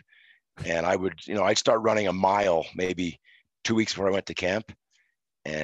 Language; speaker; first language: English; native; English